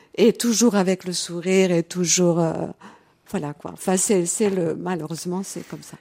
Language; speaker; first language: French; early bilingual, other home language; Portuguese